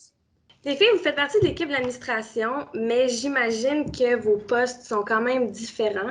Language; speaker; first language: French; native; French